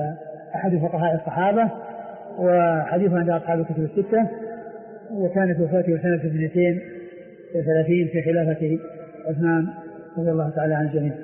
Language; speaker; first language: Arabic; native; Arabic